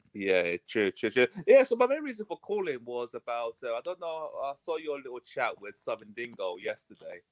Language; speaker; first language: English; native; English